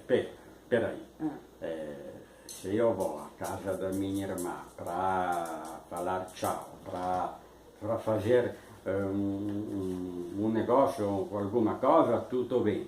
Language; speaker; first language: Portuguese; non-native, fluent; Italian